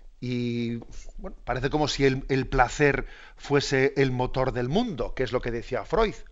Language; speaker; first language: Spanish; native; Spanish